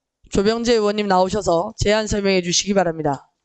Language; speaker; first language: Korean; native; Korean